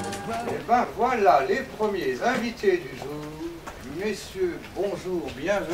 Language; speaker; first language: French; native; French